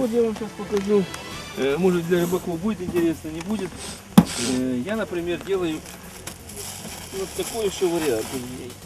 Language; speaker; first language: Russian; non-native, local second language; Ukrainian